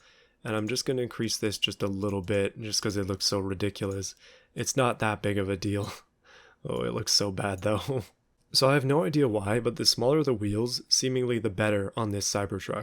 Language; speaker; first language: English; native; English